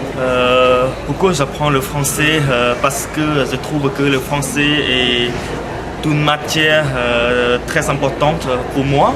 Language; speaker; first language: French; non-native, fluent; Khmer